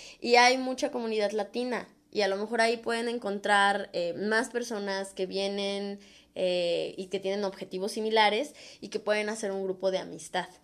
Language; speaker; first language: Spanish; native; Spanish